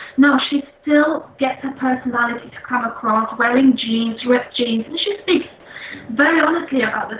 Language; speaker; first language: English; non-native, fluent; Polish